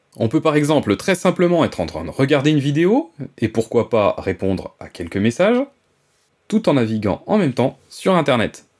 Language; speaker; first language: French; native; French